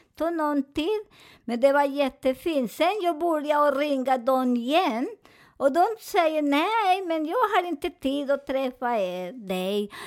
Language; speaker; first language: Swedish; non-native, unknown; Spanish